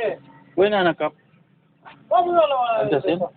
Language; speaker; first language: Arabic; non-native, learner; Filipino